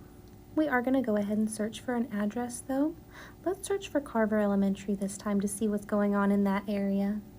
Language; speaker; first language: English; native; English